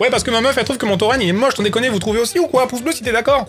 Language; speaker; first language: French; native; French